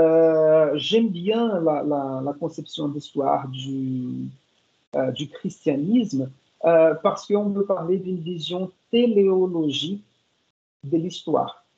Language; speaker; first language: French; non-native, fluent; Portuguese